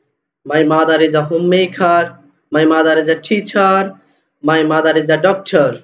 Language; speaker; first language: English; non-native, local second language; Bangla